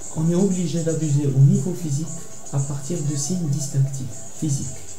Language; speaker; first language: French; non-native, local second language; Arabic